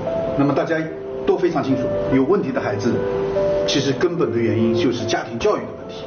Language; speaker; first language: Chinese; native; Chinese